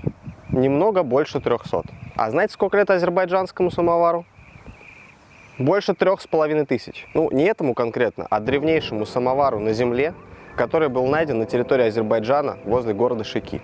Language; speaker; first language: Russian; native; Russian